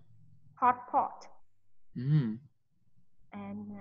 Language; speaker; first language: English; non-native, learner; Vietnamese